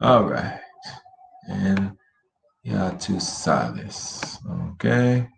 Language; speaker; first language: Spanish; non-native, fluent; English